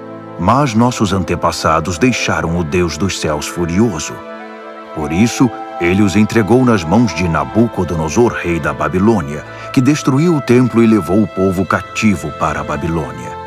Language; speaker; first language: Portuguese; native; Portuguese